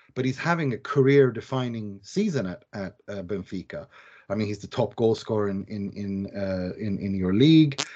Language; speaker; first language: English; non-native, fluent; Swedish